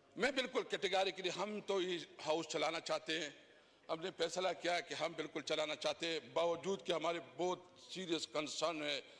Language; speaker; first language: Urdu; non-native, local second language; Pashto